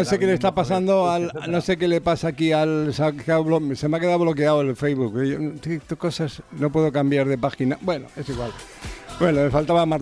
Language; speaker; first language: Spanish; native; Spanish